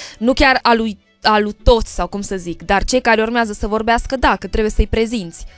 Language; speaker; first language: Romanian; native; Romanian